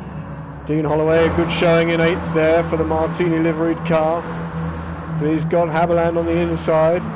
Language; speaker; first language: English; native; English